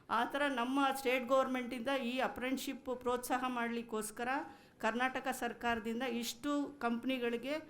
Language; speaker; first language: Kannada; native; Kannada